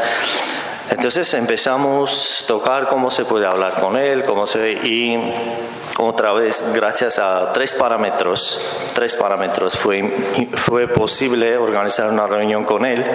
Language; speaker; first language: Spanish; non-native, fluent; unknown